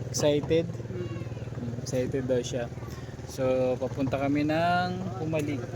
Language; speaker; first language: Filipino; native; Filipino